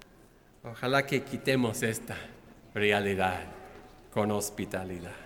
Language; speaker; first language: Spanish; non-native, fluent; English